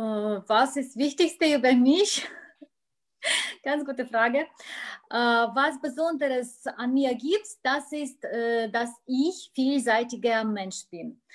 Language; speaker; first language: German; non-native, learner; Russian